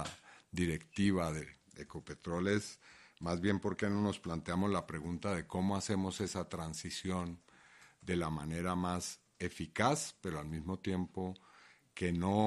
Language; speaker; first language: Spanish; native; Spanish